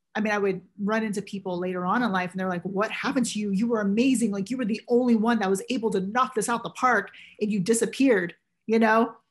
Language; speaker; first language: English; native; English